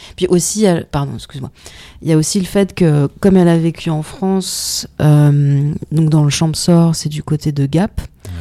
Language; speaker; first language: French; native; French